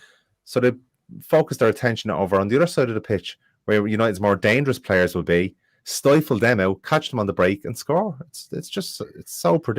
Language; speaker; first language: English; native; English